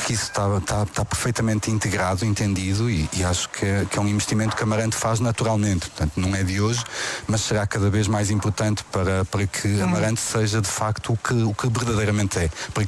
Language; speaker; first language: Portuguese; native; Portuguese